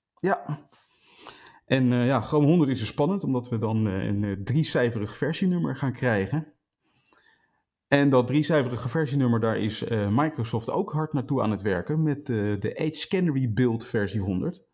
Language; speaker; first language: Dutch; native; Dutch